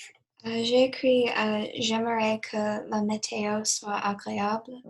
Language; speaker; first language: French; non-native, learner; English